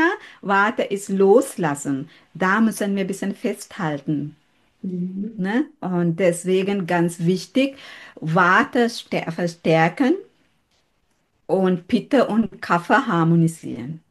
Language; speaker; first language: German; non-native, fluent; Sinhala